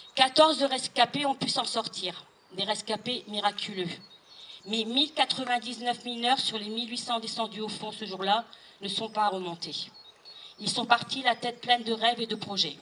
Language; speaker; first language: French; native; French